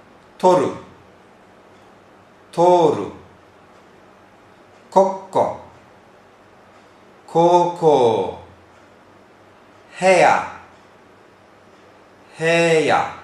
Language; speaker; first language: Japanese; non-native, fluent; Turkish